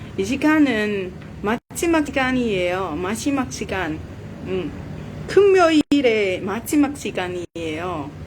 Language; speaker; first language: Korean; non-native, learner; Vietnamese